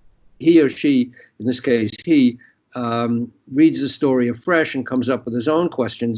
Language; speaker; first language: English; native; English